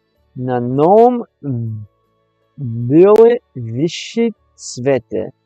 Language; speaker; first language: Russian; non-native, learner; English